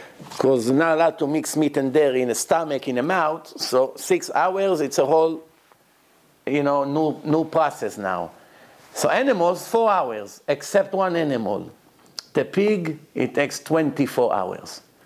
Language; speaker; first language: English; non-native, fluent; Hebrew